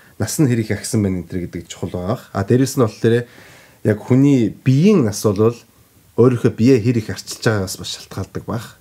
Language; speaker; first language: Mongolian; native; Mongolian